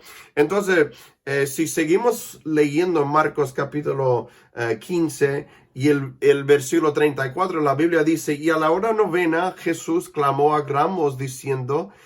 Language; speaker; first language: Spanish; non-native, fluent; English